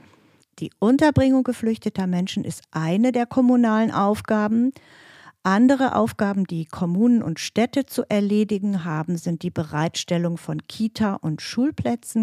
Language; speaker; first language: German; native; German